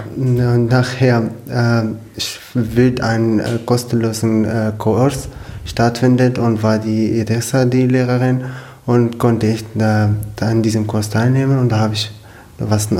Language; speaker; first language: German; non-native, learner; Arabic